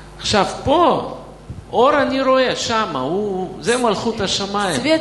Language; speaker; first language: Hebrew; non-native, fluent; Russian